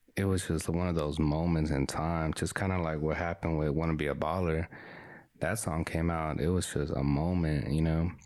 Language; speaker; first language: English; early bilingual, other home language; Spanish